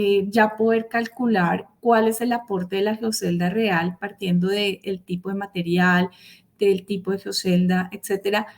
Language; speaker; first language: Spanish; native; Spanish